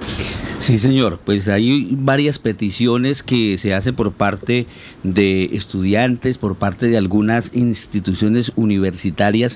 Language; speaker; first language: Spanish; native; Spanish